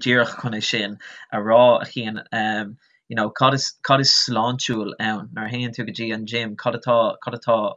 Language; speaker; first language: Irish; non-native, local second language; English